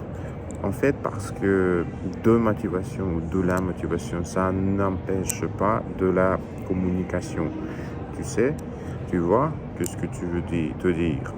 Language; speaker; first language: French; non-native, learner; Russian